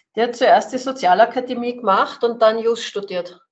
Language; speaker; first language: German; native; German